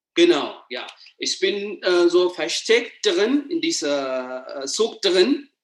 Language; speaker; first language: German; non-native, learner; Amharic